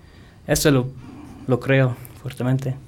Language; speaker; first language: Spanish; non-native, fluent; English